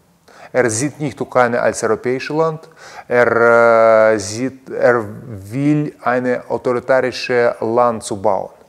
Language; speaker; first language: German; non-native, learner; Russian